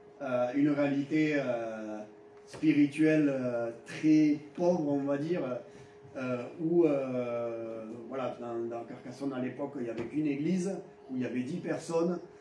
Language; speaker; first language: French; native; French